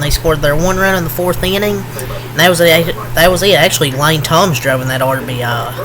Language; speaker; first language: English; native; English